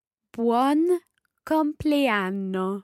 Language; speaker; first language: Italian; non-native, learner; English